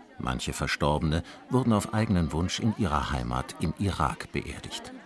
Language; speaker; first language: German; native; German